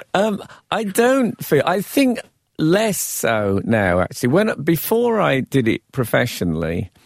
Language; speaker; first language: English; native; English